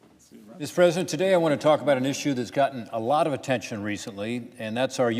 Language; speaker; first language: English; native; English